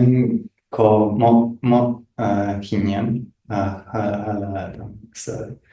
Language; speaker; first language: Vietnamese; non-native, learner; English